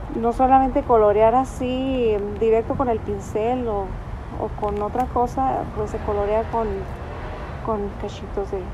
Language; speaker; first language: Spanish; native; Spanish